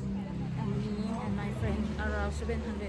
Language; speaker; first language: English; non-native, learner; Thai